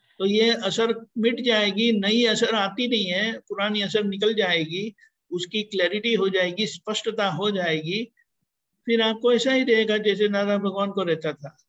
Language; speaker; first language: Hindi; non-native, local second language; Gujarati